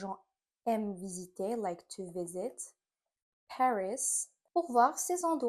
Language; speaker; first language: French; non-native, fluent; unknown